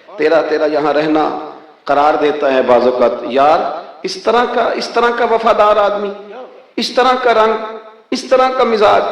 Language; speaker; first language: Urdu; non-native, local second language; Punjabi